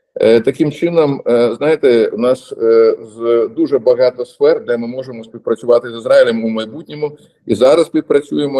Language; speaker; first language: Ukrainian; non-native, local second language; Russian